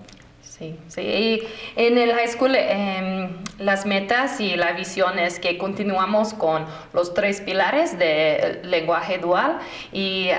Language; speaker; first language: Spanish; non-native, fluent; English